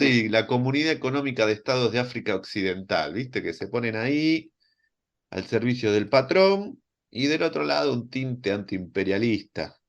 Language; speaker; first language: Spanish; native; Spanish